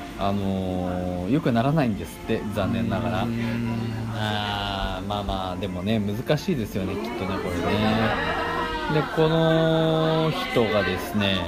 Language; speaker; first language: Japanese; native; Japanese